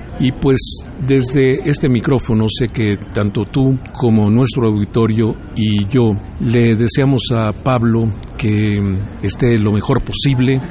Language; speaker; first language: Spanish; native; Spanish